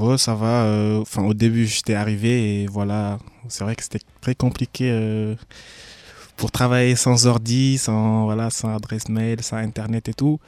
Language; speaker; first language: French; non-native, local second language; Wolof